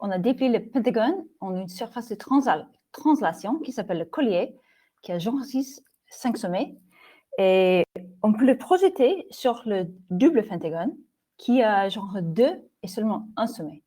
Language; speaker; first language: French; non-native, fluent; English